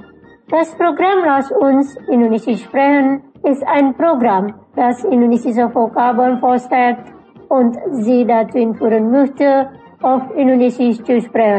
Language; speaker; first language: German; non-native, fluent; Indonesian